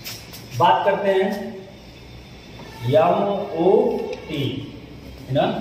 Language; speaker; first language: Hindi; native; Hindi